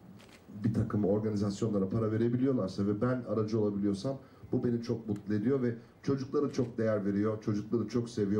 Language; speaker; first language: Turkish; native; Turkish